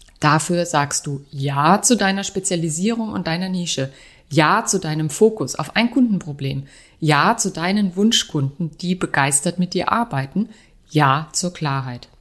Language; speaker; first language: German; native; German